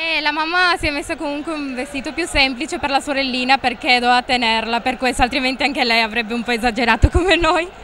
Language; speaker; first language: Italian; early bilingual, other home language; Bangla